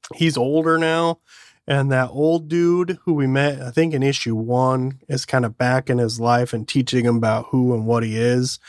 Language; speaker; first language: English; native; English